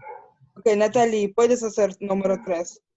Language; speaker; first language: Spanish; non-native, learner; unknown